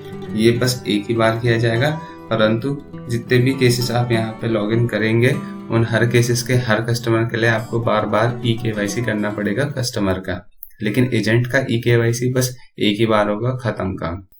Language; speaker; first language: Hindi; native; Hindi